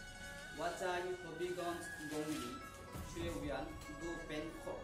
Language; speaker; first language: Chinese; non-native, learner; Bangla